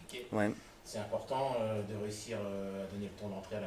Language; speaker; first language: French; native; French